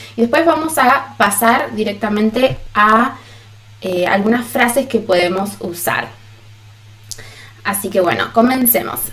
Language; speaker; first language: Spanish; early bilingual, heritage; Spanish